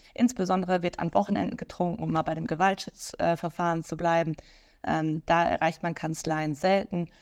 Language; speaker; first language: German; native; German